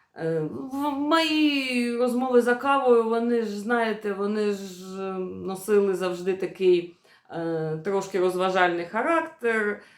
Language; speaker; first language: Ukrainian; non-native, local second language; Russian